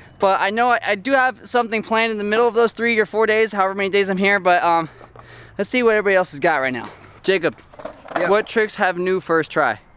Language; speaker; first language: English; native; English